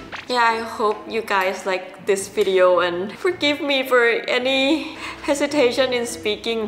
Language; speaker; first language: English; non-native, fluent; Thai